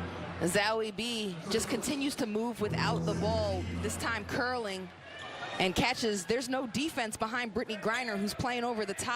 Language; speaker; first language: English; native; English